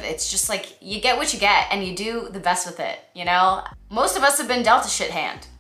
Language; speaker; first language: English; native; English